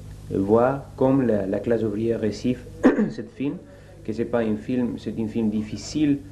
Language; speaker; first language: French; non-native, fluent; Spanish